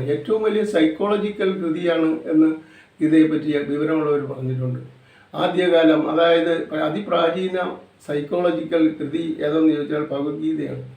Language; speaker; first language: Malayalam; native; Malayalam